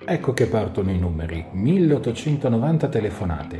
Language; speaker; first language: Italian; native; Italian